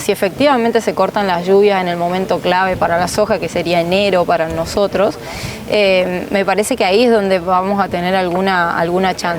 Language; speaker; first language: Spanish; native; Spanish